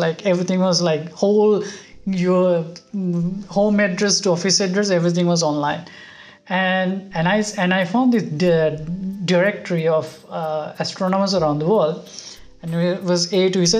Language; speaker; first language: English; non-native, local second language; Sinhala